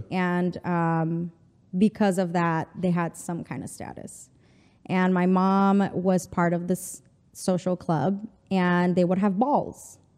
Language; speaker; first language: English; early bilingual, other home language; Spanish